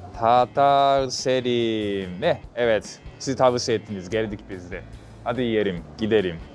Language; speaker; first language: Turkish; non-native, fluent; Japanese